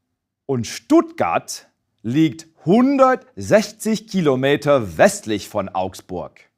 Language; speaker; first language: German; non-native, fluent; English